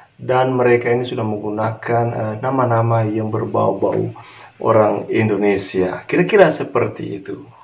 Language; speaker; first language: Indonesian; native; Indonesian